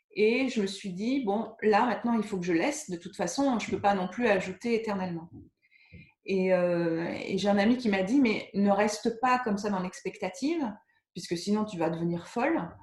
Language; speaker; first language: French; native; French